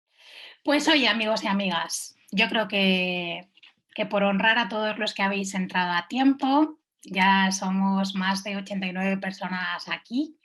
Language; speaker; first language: Spanish; native; Spanish